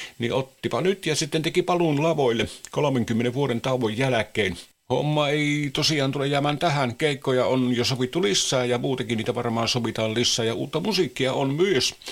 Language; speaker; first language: Finnish; native; Finnish